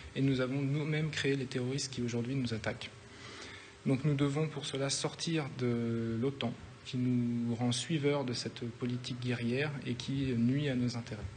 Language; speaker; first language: French; native; French